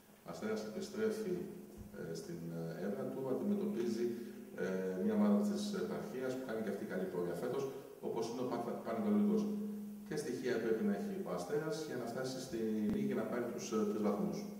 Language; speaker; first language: Greek; native; Greek